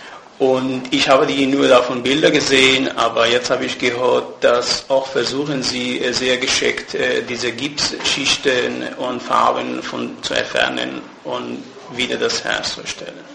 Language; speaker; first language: German; non-native, fluent; Persian